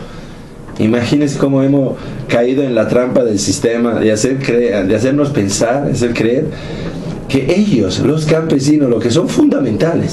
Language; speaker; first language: Spanish; non-native, fluent; Italian